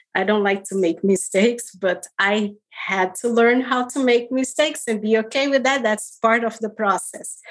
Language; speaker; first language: English; non-native, fluent; Portuguese